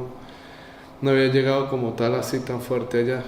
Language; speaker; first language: Spanish; native; Spanish